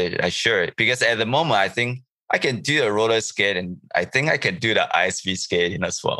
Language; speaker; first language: English; non-native, learner; Chinese